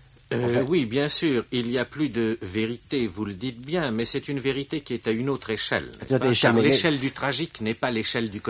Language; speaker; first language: French; native; French